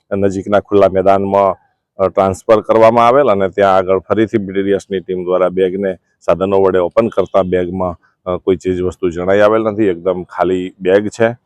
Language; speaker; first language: Gujarati; native; Gujarati